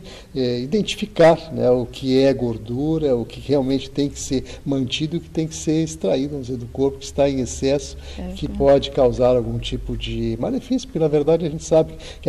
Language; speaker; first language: Portuguese; native; Portuguese